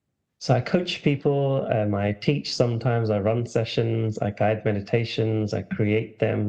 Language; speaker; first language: English; native; English